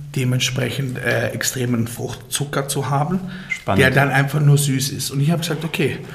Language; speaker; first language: German; native; German